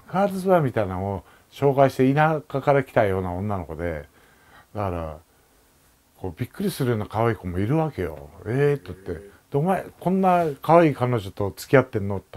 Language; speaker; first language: Japanese; native; Japanese